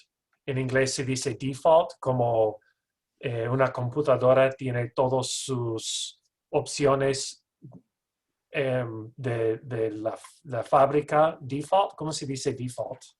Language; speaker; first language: Spanish; non-native, fluent; English